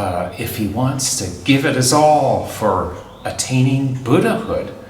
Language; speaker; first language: English; native; English